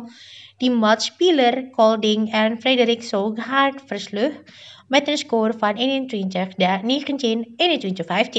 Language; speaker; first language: Dutch; non-native, learner; Indonesian